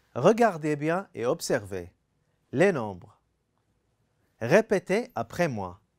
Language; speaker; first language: French; non-native, fluent; Arabic